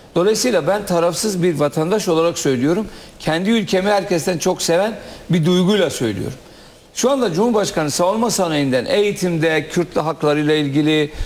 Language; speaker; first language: Turkish; non-native, local second language; Kurdish